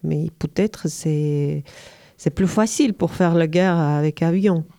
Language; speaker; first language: French; non-native, learner; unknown